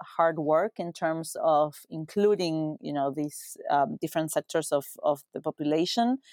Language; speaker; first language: English; non-native, fluent; Spanish